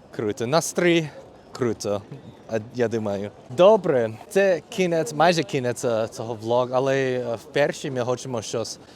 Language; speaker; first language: Ukrainian; non-native, learner; English